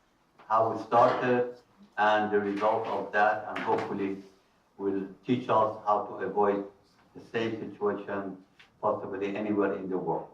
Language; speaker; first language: English; non-native, fluent; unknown